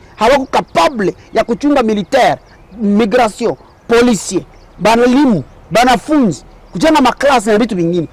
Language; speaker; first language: Swahili; non-native, local second language; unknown